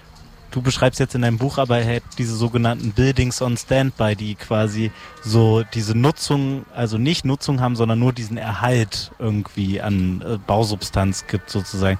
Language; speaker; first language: German; native; German